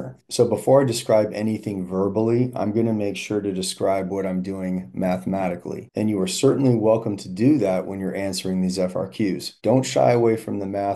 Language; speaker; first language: English; native; English